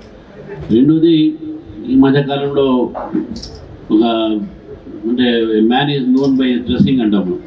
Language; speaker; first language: Telugu; native; Telugu